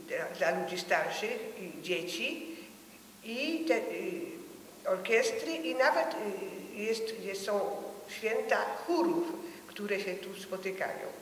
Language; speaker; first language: Polish; early bilingual, heritage; French